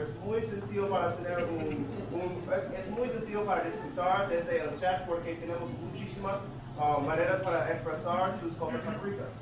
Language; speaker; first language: Spanish; non-native, learner; English